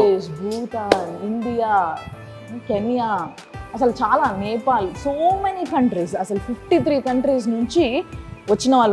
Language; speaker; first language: Telugu; native; Telugu